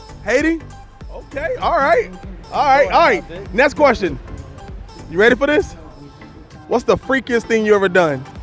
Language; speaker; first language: English; native; English